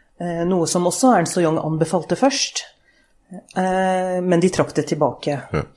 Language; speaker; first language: Norwegian; early bilingual, other home language; Urdu